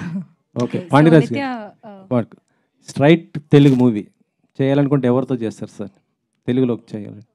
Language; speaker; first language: Telugu; native; Telugu